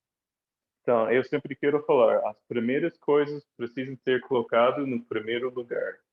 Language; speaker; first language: Portuguese; non-native, fluent; English